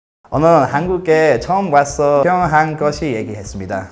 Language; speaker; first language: Korean; non-native, learner; English